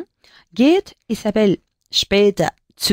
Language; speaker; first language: German; non-native, learner; Spanish